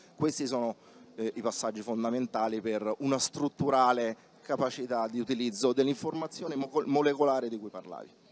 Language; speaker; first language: Italian; native; Italian